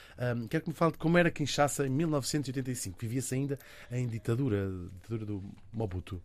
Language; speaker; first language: Portuguese; native; Portuguese